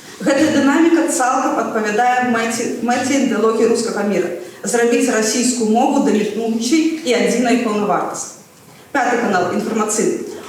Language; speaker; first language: Belarusian; non-native, local second language; Russian